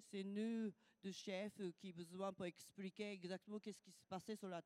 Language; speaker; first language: French; non-native, learner; Japanese